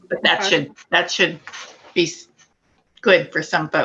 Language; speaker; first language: English; native; English